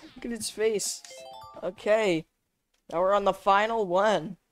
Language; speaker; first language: English; native; English